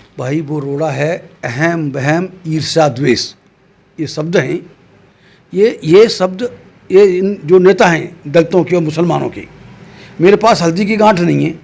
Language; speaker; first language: Hindi; native; Hindi